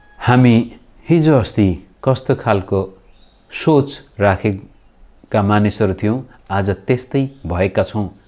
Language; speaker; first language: Nepali; native; Nepali